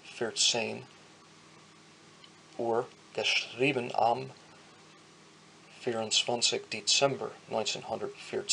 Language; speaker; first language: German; non-native, learner; English